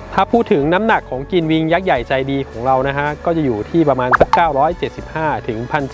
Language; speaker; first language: Thai; native; Thai